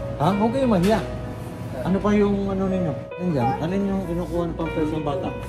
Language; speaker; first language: Filipino; native; Filipino